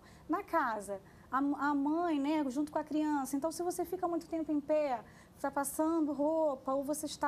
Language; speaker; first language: Portuguese; native; Portuguese